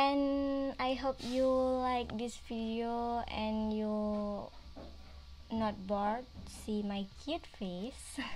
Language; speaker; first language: English; non-native, learner; Indonesian